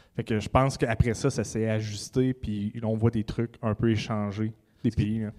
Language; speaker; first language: French; native; French